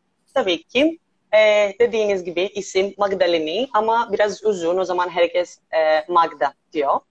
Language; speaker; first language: Turkish; non-native, learner; Greek